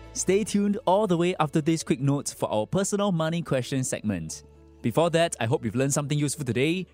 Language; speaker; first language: English; non-native, fluent; Spanish